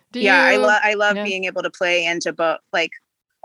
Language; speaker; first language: English; native; English